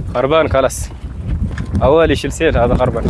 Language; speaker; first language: Arabic; non-native, learner; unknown